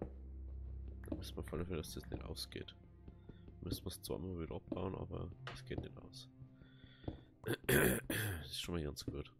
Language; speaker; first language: German; native; German